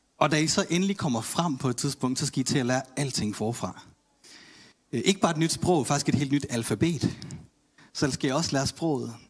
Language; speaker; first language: Danish; early bilingual, other home language; Tamil